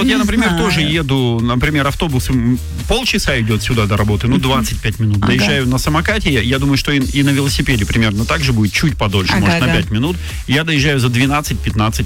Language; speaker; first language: Russian; native; Russian